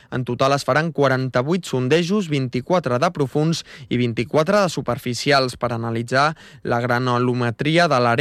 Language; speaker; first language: Catalan; native; Catalan